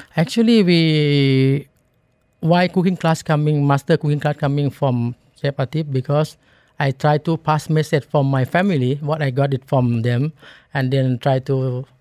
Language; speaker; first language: English; non-native, learner; Thai